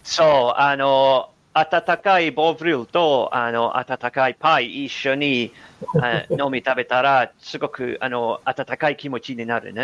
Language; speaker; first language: Japanese; non-native, learner; English